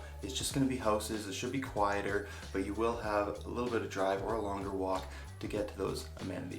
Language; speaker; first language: English; native; English